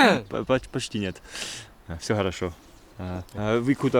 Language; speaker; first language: Russian; non-native, learner; English